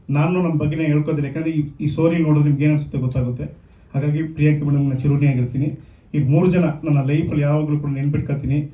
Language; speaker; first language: Kannada; native; Kannada